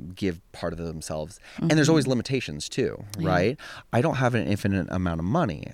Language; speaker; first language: English; native; English